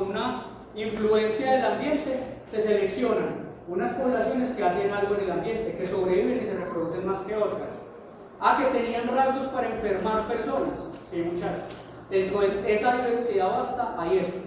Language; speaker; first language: Spanish; native; Spanish